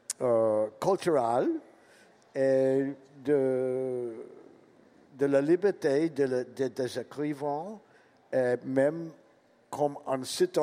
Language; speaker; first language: French; non-native, learner; English